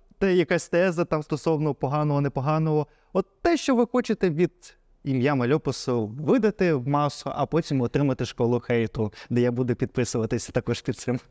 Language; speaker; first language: Ukrainian; non-native, local second language; Russian